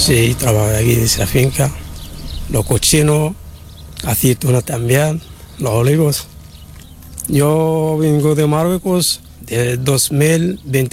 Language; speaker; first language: Spanish; non-native, learner; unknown